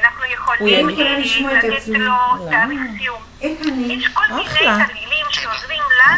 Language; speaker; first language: Hebrew; non-native, fluent; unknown